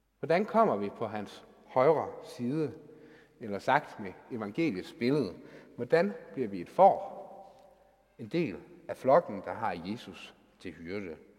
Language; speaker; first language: Danish; native; Danish